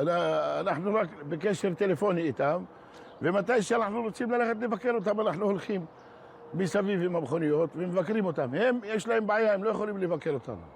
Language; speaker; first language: Hebrew; non-native, local second language; Arabic